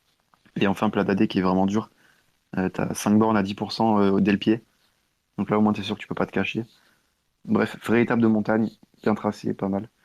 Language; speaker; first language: French; native; French